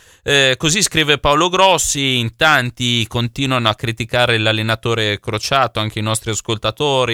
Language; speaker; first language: Italian; native; Italian